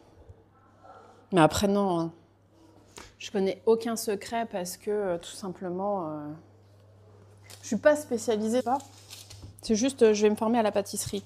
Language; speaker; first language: French; native; French